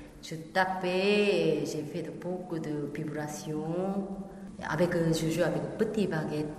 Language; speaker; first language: French; non-native, learner; Korean